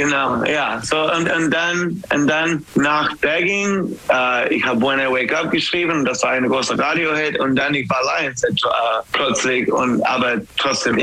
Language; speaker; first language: German; non-native, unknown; English